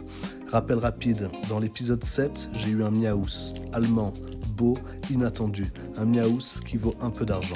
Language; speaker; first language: French; native; French